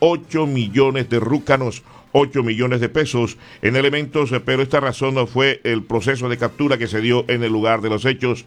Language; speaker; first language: Spanish; native; Spanish